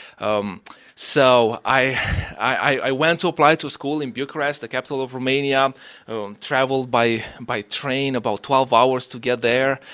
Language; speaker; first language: English; non-native, fluent; Romanian